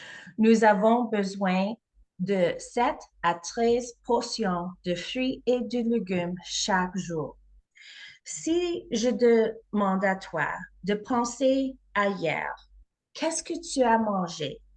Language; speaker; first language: French; non-native, learner; English